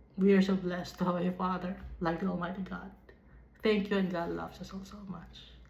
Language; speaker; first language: English; non-native, local second language; Filipino